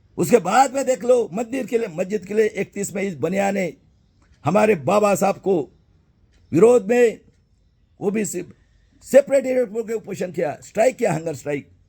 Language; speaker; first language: Hindi; non-native, local second language; Marathi